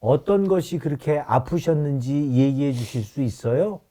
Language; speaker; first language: Korean; native; Korean